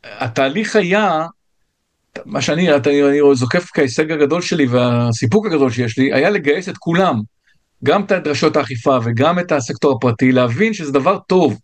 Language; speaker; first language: Hebrew; native; Hebrew